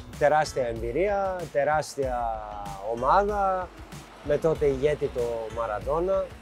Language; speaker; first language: Greek; early bilingual, heritage; Greek